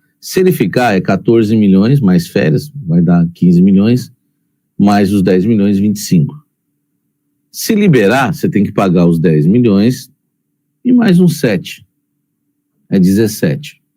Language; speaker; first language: Portuguese; native; Portuguese